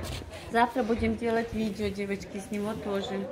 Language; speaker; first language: Russian; non-native, local second language; Tajik